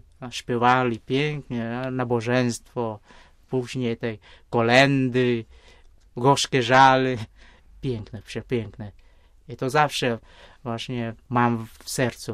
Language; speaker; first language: Polish; non-native, fluent; Vietnamese